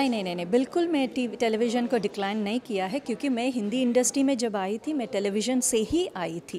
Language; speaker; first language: Hindi; non-native, local second language; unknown